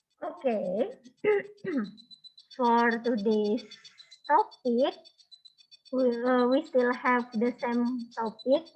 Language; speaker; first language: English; non-native, learner; Indonesian